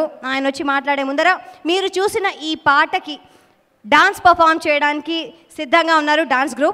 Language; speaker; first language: Telugu; native; Telugu